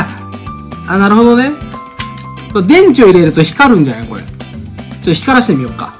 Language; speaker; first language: Japanese; native; Japanese